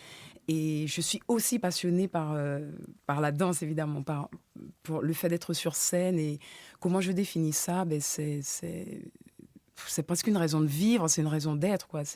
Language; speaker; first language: French; native; French